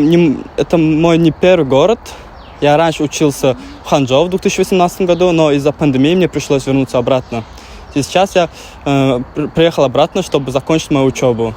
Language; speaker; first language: Russian; non-native, fluent; Turkmen